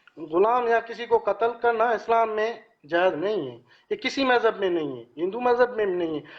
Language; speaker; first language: Urdu; non-native, local second language; Sindhi